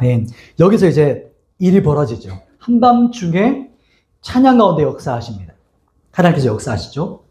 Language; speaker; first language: Korean; native; Korean